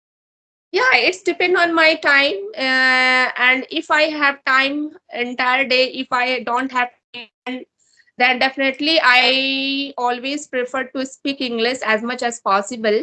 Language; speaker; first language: English; non-native, learner; Hindi